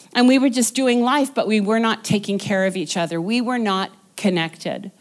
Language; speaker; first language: English; native; English